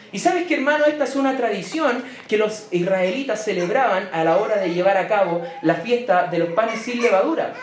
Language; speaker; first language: Spanish; native; Spanish